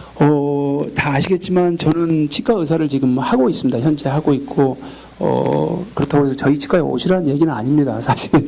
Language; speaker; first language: Korean; native; Korean